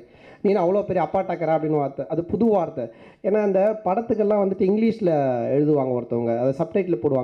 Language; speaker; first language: Tamil; native; Tamil